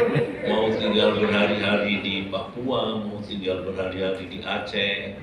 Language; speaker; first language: Indonesian; native; Indonesian